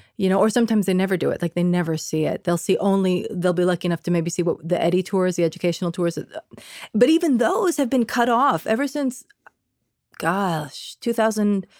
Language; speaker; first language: English; early bilingual, other home language; Spanish